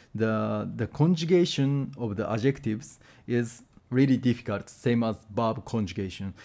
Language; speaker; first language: English; non-native, fluent; Japanese